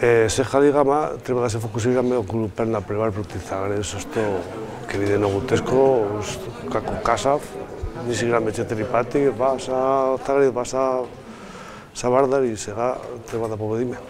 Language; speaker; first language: Macedonian; non-native, learner; Spanish